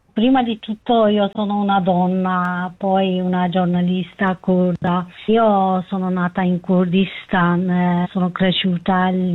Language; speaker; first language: Italian; non-native, learner; Kurdish